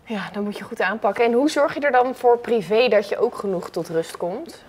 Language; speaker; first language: Dutch; native; Dutch